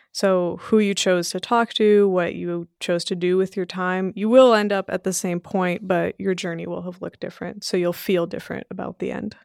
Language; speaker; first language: English; early bilingual, other home language; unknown